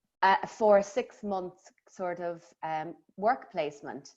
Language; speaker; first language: English; native; English